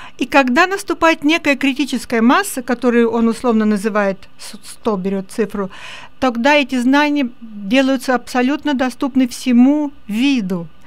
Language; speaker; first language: Russian; native; Russian